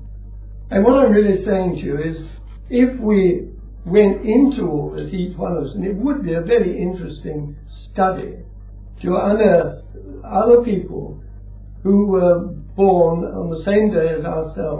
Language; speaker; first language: English; native; English